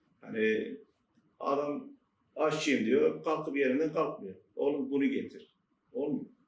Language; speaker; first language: Turkish; native; Turkish